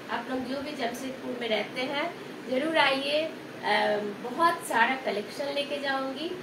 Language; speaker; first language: Hindi; non-native, local second language; Bangla